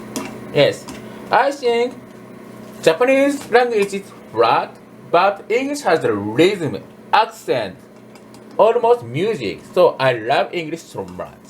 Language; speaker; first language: English; non-native, learner; Japanese